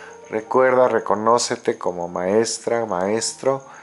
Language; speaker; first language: Spanish; native; Spanish